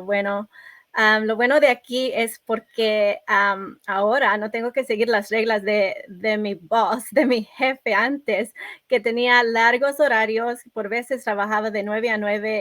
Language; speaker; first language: Spanish; early bilingual, other home language; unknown